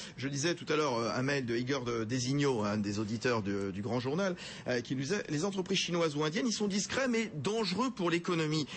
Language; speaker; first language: French; native; French